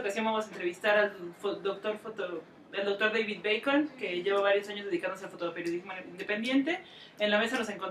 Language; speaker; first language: Spanish; native; Spanish